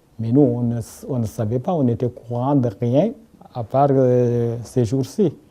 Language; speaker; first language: French; non-native, local second language; Wolof